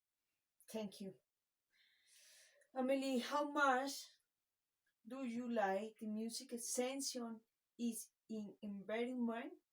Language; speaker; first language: English; non-native, learner; Spanish